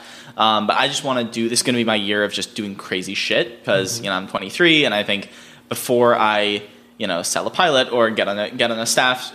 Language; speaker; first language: English; native; English